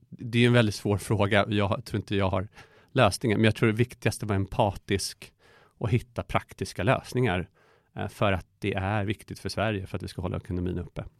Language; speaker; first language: Swedish; early bilingual, other home language; Persian